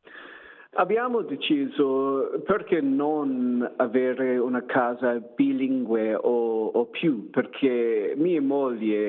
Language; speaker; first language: Italian; non-native, learner; English